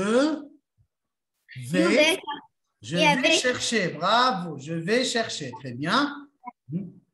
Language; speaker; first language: French; non-native, local second language; Arabic